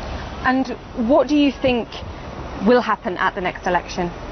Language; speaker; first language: English; native; English